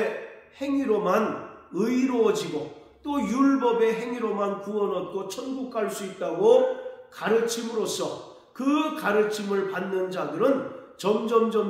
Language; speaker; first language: Korean; native; Korean